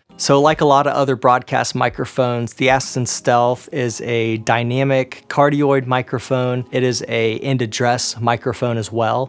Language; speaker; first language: English; native; English